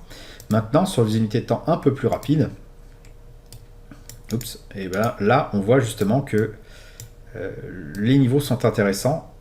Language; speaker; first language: French; native; French